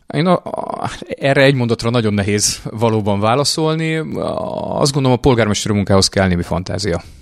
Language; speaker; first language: Hungarian; native; Hungarian